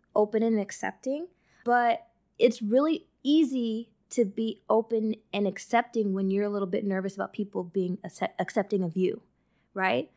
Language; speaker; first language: English; early bilingual, other home language; Yoruba